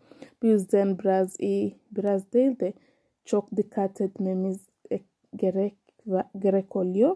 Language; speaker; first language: Turkish; non-native, learner; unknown